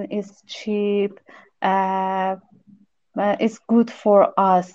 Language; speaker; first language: English; non-native, learner; Persian